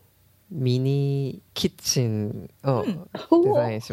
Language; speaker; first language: Japanese; non-native, learner; Korean